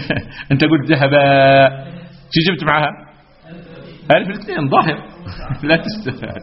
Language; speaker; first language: Arabic; native; Arabic